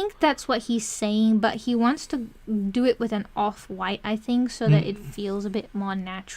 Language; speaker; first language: English; native; English